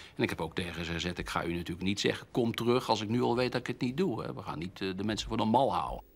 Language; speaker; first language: Dutch; native; Dutch